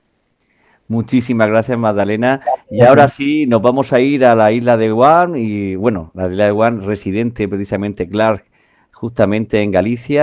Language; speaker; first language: Spanish; native; Spanish